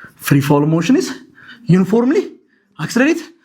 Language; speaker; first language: English; non-native, local second language; Amharic